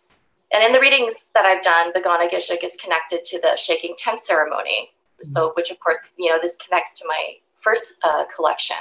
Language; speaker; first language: English; native; English